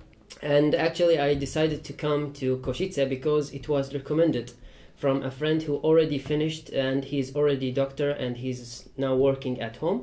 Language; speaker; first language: English; non-native, fluent; Persian